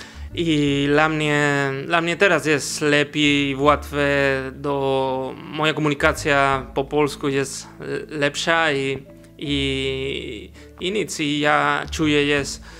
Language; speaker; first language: Polish; non-native, learner; Spanish